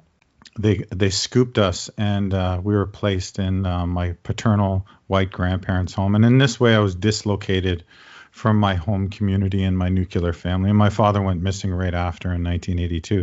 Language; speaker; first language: English; native; English